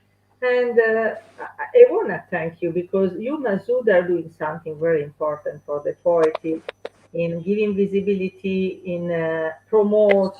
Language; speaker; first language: English; non-native, fluent; Italian